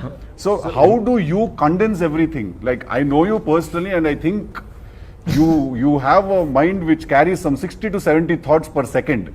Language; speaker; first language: Telugu; native; Telugu